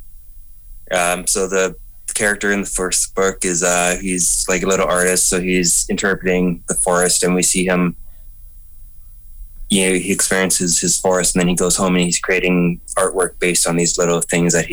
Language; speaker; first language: English; native; English